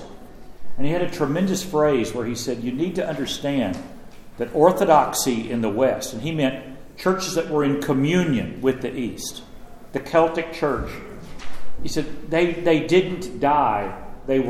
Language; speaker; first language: English; native; English